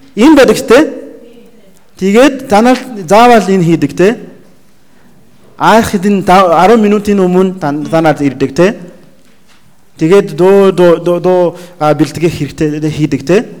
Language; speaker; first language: Mongolian; non-native, learner; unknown